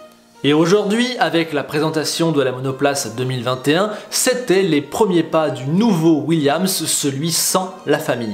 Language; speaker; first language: French; native; French